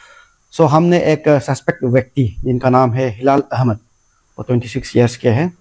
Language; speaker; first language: Hindi; non-native, local second language; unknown